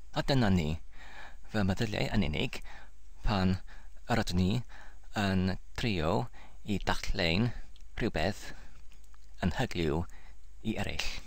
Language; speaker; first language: Welsh; non-native, learner; English